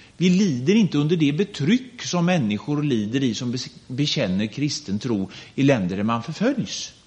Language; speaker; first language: Swedish; native; Swedish